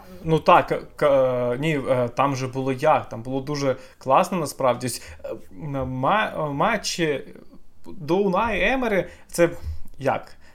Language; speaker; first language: Ukrainian; native; Ukrainian